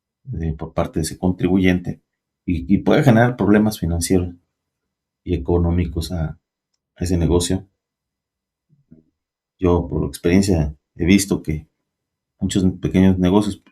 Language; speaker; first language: Spanish; native; Spanish